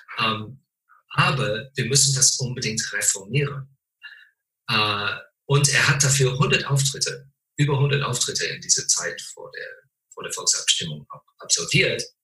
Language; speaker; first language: German; non-native, fluent; English